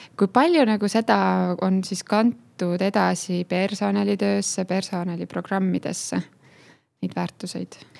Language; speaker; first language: Estonian; native; Estonian